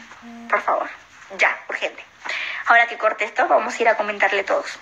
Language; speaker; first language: Spanish; native; Spanish